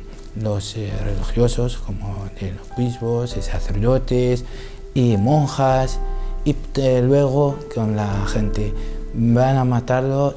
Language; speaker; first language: Spanish; non-native, learner; Assyrian Neo-Aramaic